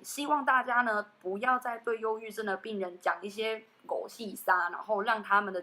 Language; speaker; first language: Chinese; native; Chinese